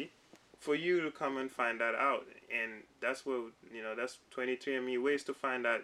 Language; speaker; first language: English; non-native, local second language; Wolof